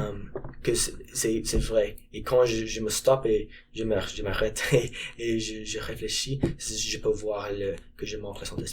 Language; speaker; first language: French; non-native, learner; English